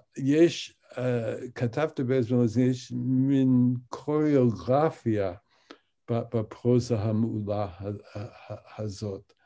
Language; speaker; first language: Hebrew; non-native, fluent; English